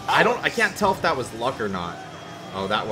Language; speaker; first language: English; native; English